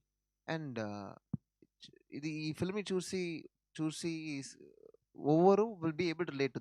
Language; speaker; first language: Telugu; non-native, learner; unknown